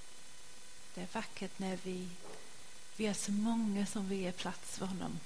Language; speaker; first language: Swedish; non-native, fluent; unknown